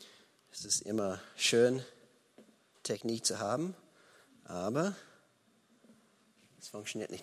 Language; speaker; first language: German; non-native, fluent; English